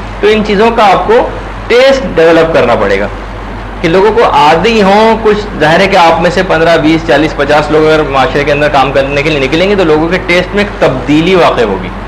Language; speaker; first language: Urdu; native; Urdu